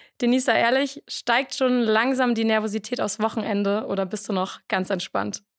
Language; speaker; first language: German; native; German